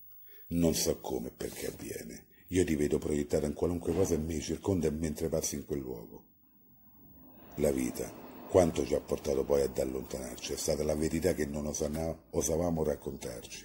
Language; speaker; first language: Italian; native; Italian